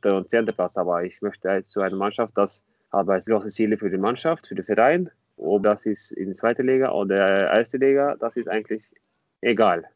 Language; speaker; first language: German; non-native, fluent; Norwegian